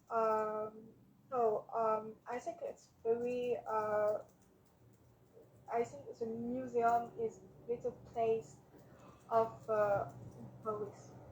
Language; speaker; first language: English; non-native, learner; French